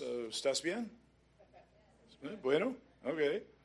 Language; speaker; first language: Spanish; non-native, learner; English